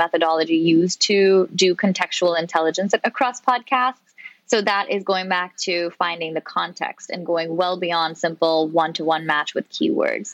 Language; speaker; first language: English; non-native, local second language; Urdu